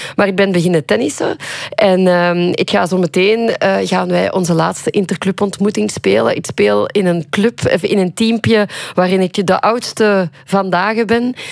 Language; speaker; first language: Dutch; native; Dutch